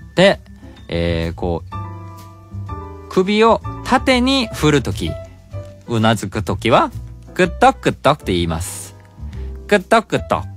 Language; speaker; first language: Japanese; non-native, fluent; Korean